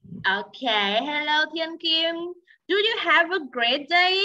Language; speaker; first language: English; non-native, learner; Vietnamese